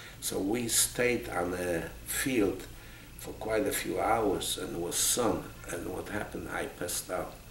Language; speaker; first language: English; non-native, fluent; Polish